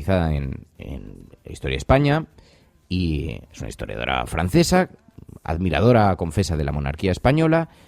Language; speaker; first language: Spanish; native; Spanish